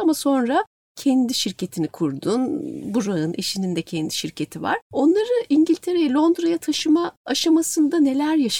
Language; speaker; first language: Turkish; native; Turkish